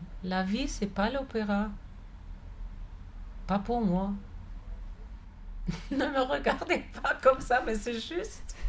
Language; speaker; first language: French; non-native, fluent; German